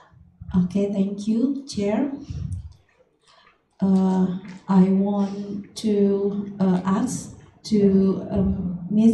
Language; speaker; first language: English; non-native, fluent; Indonesian